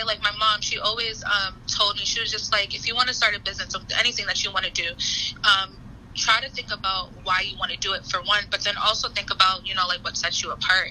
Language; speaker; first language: English; native; English